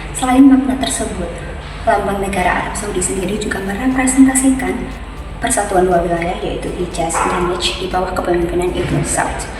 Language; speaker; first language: Indonesian; native; Indonesian